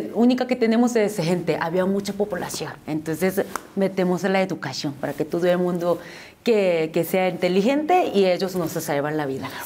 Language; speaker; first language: Spanish; non-native, fluent; Korean